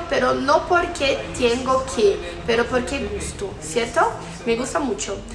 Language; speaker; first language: Spanish; non-native, fluent; Portuguese